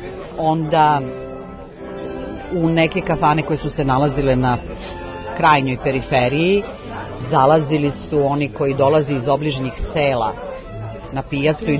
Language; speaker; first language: Serbian; native; Serbian